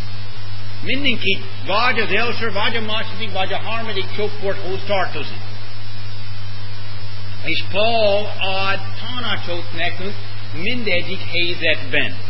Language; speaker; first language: Hungarian; non-native, fluent; English